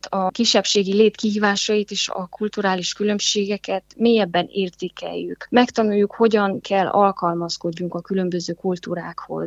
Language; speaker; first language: Hungarian; native; Hungarian